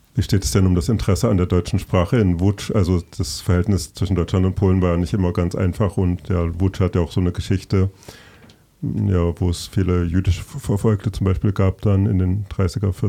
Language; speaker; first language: German; native; German